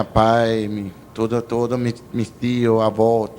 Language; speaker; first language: Portuguese; non-native, learner; Spanish